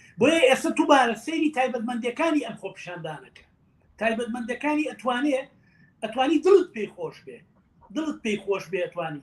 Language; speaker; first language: Central Kurdish; native; Central Kurdish